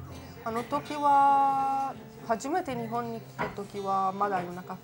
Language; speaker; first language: Japanese; non-native, fluent; Italian